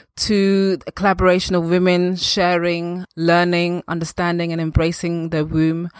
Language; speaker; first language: English; native; English